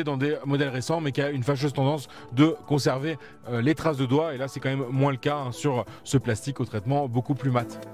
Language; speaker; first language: French; native; French